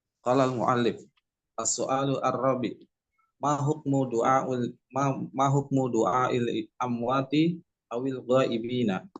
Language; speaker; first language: Arabic; non-native, learner; Indonesian